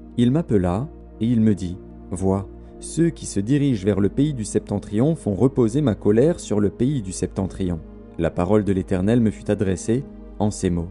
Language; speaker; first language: French; native; French